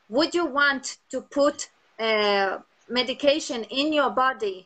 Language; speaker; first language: English; non-native, fluent; Latvian